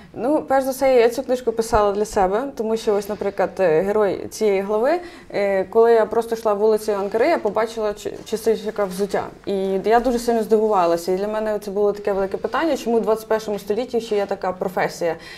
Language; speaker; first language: Ukrainian; native; Ukrainian